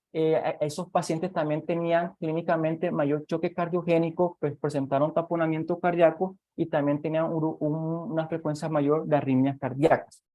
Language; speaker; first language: Spanish; native; Spanish